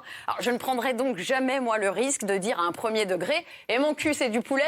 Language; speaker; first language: French; native; French